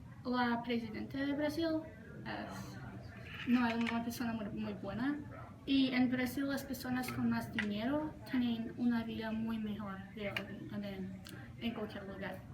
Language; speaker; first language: Spanish; non-native, learner; Portuguese